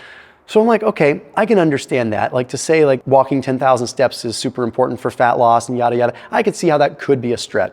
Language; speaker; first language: English; native; English